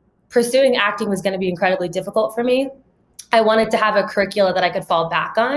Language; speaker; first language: English; native; English